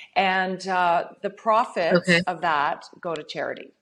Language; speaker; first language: English; native; English